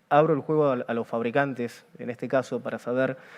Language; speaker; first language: Spanish; native; Spanish